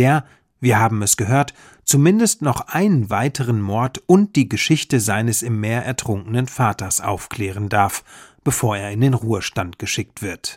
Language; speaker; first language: German; native; German